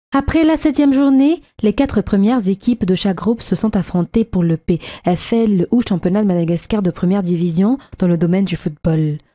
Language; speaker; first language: French; non-native, local second language; Malagasy